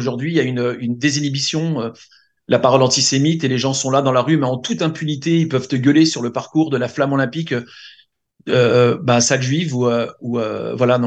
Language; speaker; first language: French; native; French